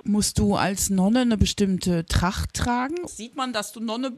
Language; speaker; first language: German; native; German